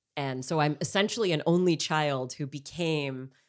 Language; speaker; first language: English; native; English